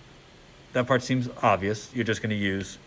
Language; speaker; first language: English; native; English